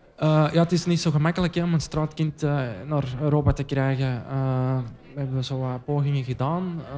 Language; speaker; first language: Dutch; native; Dutch